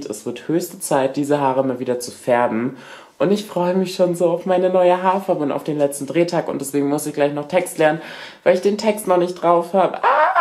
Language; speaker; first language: German; native; German